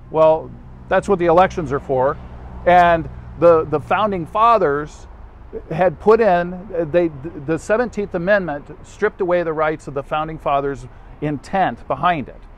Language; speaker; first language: English; native; English